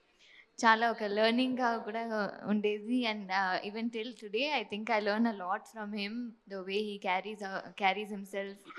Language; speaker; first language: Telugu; non-native, fluent; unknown